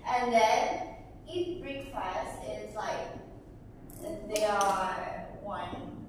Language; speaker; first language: English; non-native, learner; Indonesian